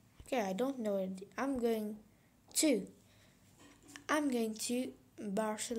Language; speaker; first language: English; non-native, fluent; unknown